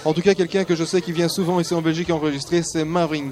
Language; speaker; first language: French; native; French